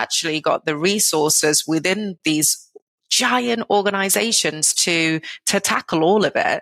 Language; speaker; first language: English; native; English